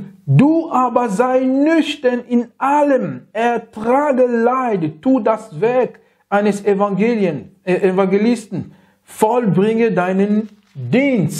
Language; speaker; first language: German; non-native, learner; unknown